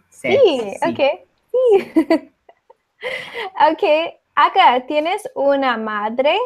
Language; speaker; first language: Spanish; non-native, fluent; English